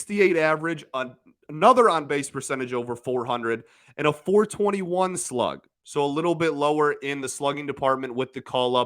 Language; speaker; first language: English; native; English